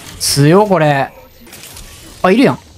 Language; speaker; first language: Japanese; native; Japanese